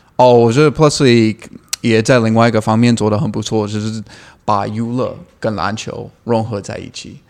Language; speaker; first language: Chinese; non-native, fluent; English